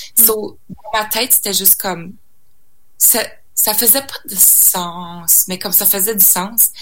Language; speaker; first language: French; native; French